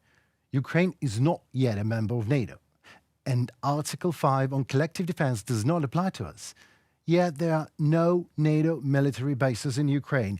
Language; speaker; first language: English; non-native, fluent; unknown